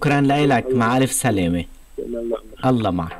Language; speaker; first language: Arabic; native; Arabic